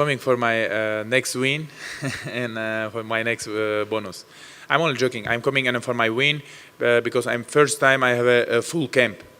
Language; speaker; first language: English; non-native, learner; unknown